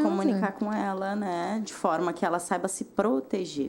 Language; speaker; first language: Portuguese; native; Portuguese